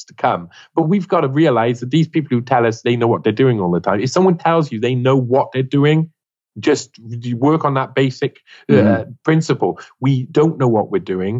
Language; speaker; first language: English; native; English